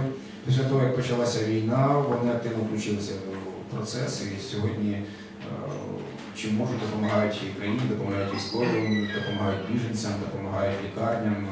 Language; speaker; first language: Ukrainian; native; Ukrainian